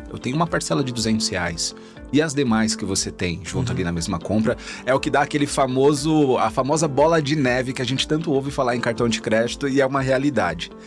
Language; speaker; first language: Portuguese; native; Portuguese